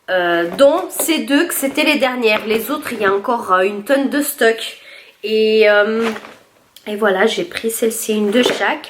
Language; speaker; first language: French; native; French